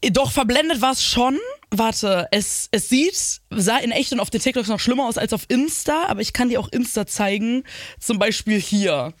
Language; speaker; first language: German; native; German